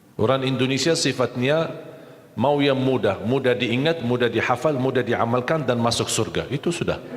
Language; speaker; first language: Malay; non-native, fluent; Arabic